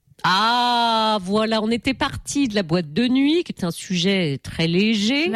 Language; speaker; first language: French; native; French